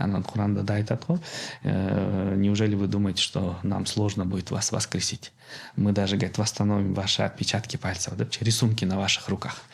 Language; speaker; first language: Russian; non-native, local second language; Kyrgyz